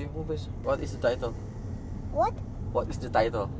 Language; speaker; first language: English; non-native, fluent; Indonesian